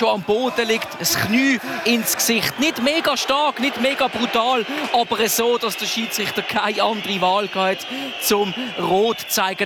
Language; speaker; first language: German; native; German